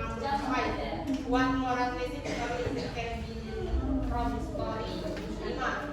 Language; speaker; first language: English; non-native, learner; Indonesian